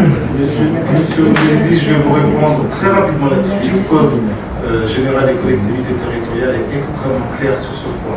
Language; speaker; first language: French; native; French